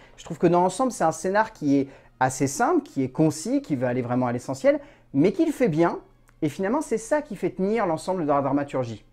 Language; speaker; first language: French; native; French